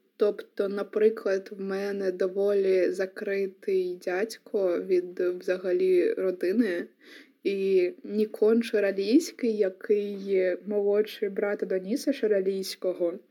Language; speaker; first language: Ukrainian; non-native, local second language; Russian